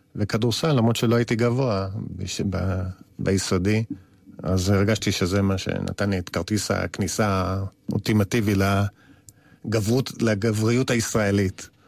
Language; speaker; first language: Hebrew; native; Hebrew